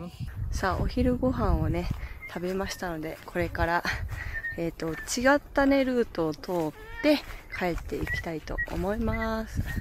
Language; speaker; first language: Japanese; native; Japanese